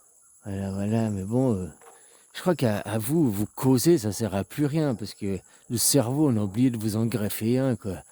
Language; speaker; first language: French; native; French